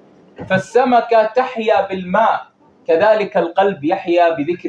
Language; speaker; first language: Arabic; native; Arabic